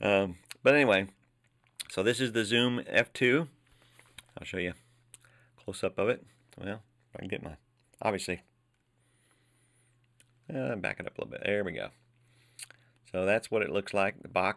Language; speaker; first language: English; native; English